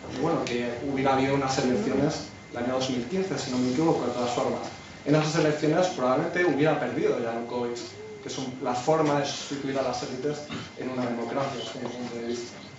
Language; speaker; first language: Spanish; native; Spanish